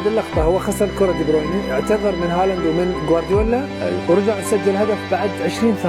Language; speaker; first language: Arabic; native; Arabic